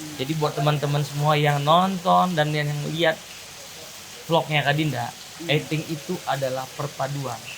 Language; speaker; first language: Indonesian; native; Indonesian